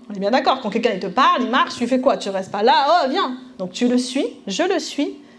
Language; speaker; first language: French; early bilingual, other home language; Spanish